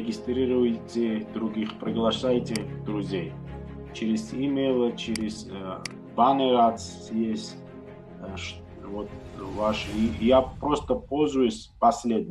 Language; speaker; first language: Russian; non-native, learner; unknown